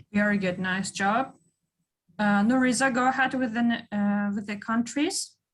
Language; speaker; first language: English; non-native, fluent; Kyrgyz